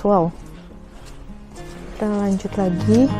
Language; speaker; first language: Indonesian; native; Indonesian